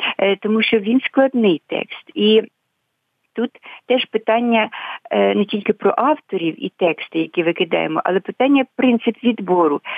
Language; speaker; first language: Ukrainian; native; Ukrainian